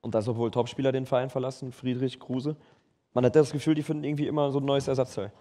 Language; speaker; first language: German; native; German